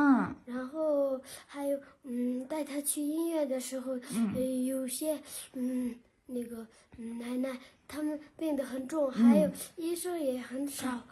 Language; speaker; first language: Chinese; non-native, local second language; Tibetan